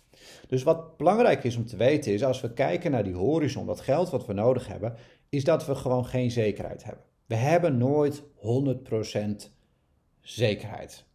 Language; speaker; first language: Dutch; native; Dutch